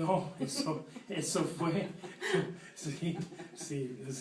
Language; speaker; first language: Spanish; non-native, fluent; French